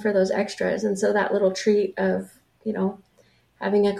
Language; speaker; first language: English; native; English